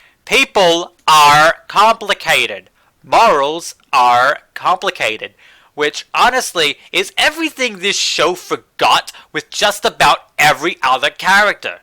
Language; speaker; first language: English; native; English